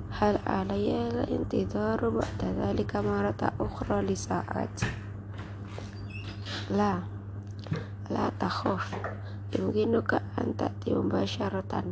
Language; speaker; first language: Arabic; non-native, learner; Indonesian